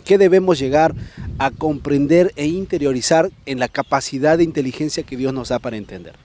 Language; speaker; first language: Spanish; native; Spanish